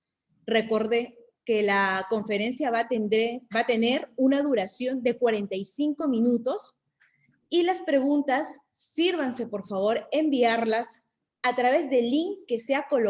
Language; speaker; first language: Spanish; native; Spanish